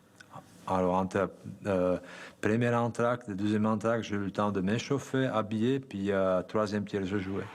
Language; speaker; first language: French; non-native, fluent; Slovak